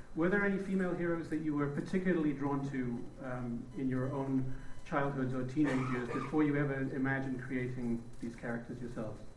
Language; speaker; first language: English; native; English